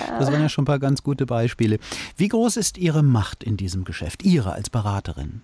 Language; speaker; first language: German; native; German